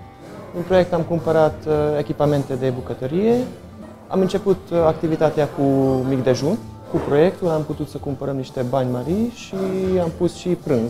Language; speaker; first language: Romanian; non-native, local second language; Hungarian